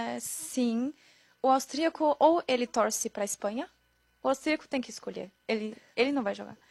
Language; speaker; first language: Portuguese; non-native, fluent; German